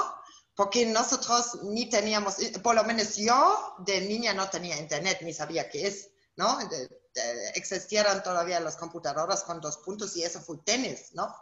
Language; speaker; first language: Spanish; non-native, fluent; German